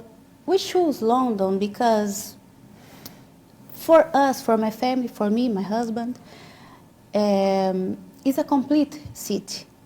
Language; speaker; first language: English; non-native, learner; Portuguese